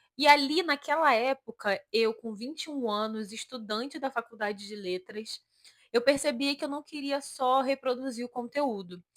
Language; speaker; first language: Portuguese; native; Portuguese